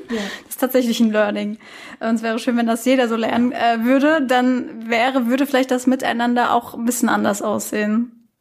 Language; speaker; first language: German; native; German